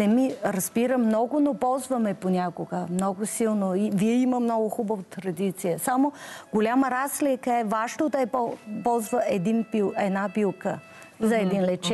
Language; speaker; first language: Bulgarian; non-native, learner; Chinese